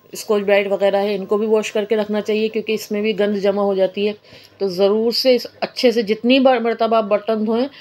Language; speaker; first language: Hindi; native; Hindi